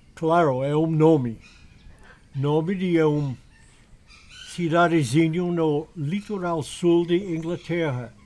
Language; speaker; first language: Portuguese; non-native, fluent; English